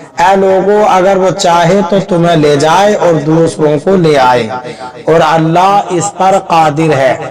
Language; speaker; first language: Urdu; native; Urdu